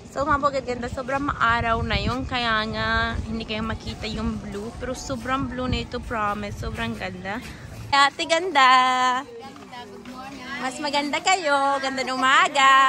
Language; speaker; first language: Filipino; non-native, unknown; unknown